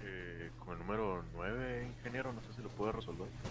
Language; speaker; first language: Spanish; native; Spanish